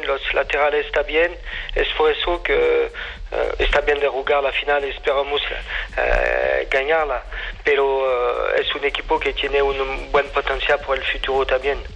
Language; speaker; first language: Spanish; non-native, fluent; French